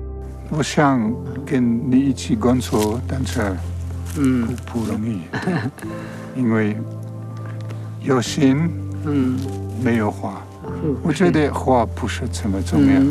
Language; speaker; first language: Chinese; non-native, learner; French